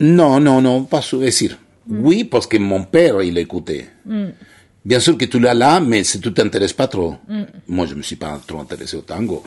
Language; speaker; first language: French; non-native, fluent; Spanish